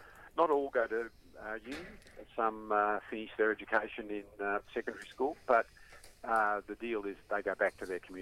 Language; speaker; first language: English; native; English